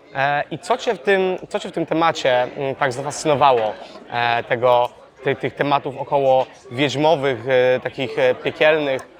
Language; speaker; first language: Polish; native; Polish